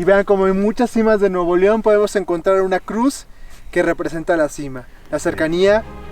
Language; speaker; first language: Spanish; native; Spanish